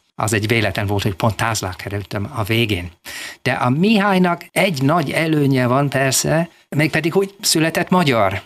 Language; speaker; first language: Hungarian; non-native, fluent; English